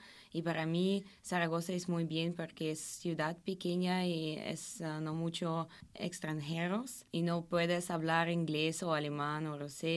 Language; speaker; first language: Spanish; non-native, learner; Russian